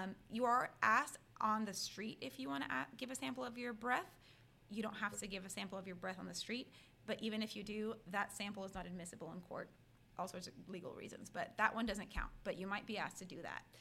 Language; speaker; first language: English; early bilingual, other home language; Spanish